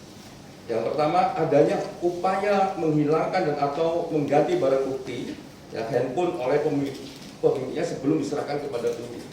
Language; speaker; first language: Indonesian; native; Indonesian